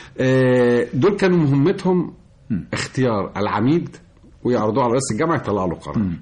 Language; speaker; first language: Egyptian Arabic; native; Egyptian Arabic